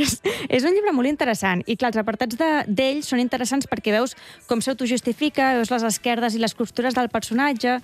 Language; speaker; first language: Catalan; native; Catalan